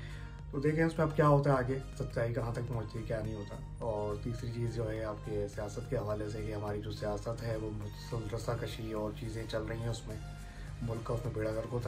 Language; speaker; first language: Urdu; native; Urdu